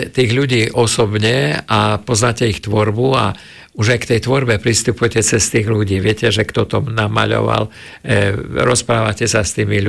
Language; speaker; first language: Slovak; native; Slovak